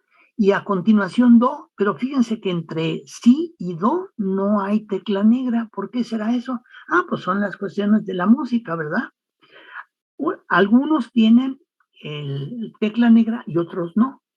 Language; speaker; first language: Spanish; native; Spanish